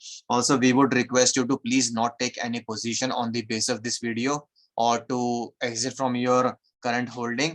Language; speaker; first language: English; non-native, local second language; Hindi